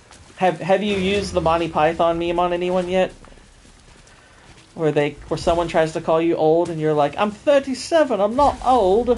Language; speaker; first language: English; native; English